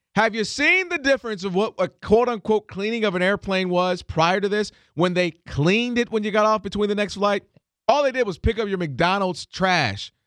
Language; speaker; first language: English; native; English